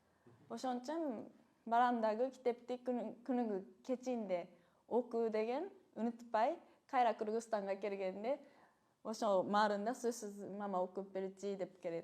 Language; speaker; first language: Kyrgyz; non-native, fluent; Japanese